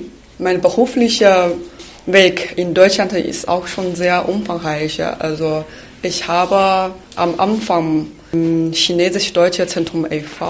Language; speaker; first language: German; non-native, fluent; Chinese